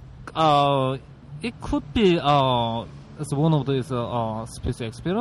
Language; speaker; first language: English; non-native, learner; Korean